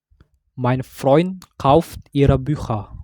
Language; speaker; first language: German; non-native, learner; Indonesian